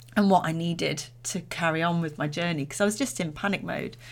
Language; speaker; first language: English; native; English